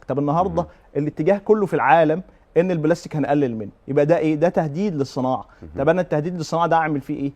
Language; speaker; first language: Arabic; native; Arabic